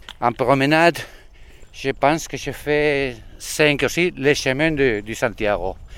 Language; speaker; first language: French; non-native, learner; Spanish